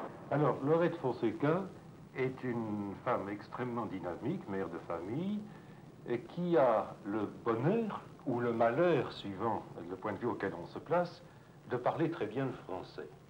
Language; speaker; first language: French; native; French